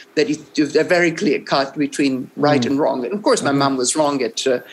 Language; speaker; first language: English; non-native, fluent; Italian